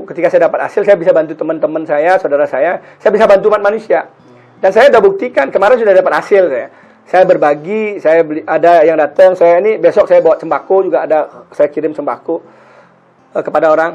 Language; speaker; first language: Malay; non-native, local second language; Balinese